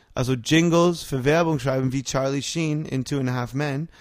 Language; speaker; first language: German; non-native, fluent; English